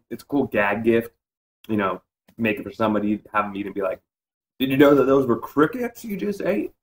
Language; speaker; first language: English; native; English